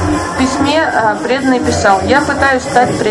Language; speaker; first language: Russian; native; Russian